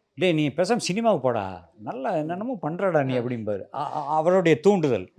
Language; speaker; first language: Tamil; native; Tamil